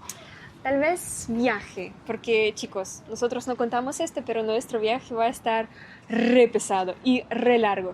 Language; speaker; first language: Spanish; non-native, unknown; Russian